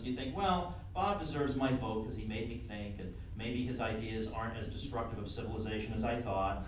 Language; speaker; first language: English; native; English